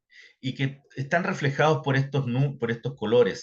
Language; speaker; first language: Spanish; native; Spanish